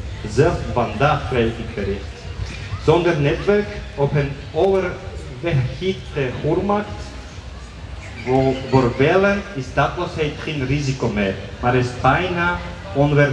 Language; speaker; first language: Dutch; non-native, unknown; Georgian